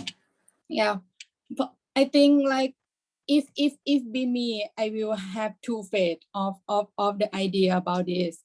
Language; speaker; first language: English; non-native, learner; Thai